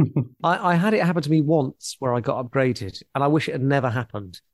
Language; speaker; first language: English; native; English